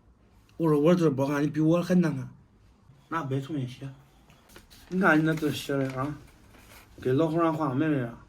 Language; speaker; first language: Chinese; native; Chinese